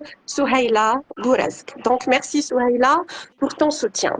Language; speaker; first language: French; non-native, local second language; Arabic